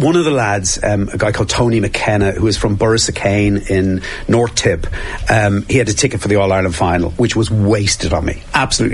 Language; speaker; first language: English; native; English